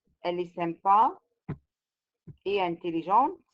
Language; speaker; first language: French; non-native, fluent; Arabic